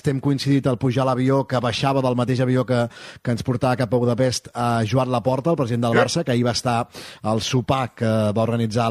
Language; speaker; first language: Catalan; native; Catalan